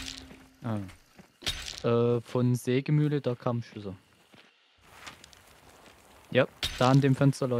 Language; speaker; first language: German; native; German